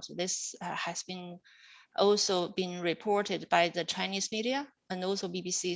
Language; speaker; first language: English; non-native, fluent; Chinese